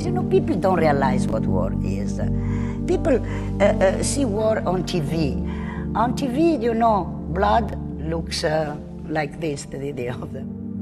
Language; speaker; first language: English; non-native, fluent; Italian